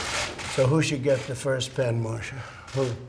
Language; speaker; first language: English; native; English